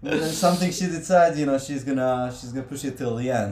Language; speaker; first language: English; non-native, fluent; Hungarian